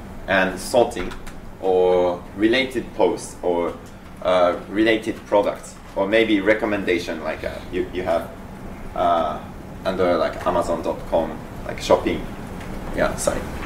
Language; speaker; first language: English; non-native, fluent; Japanese